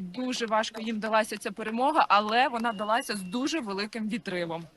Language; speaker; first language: Ukrainian; native; Ukrainian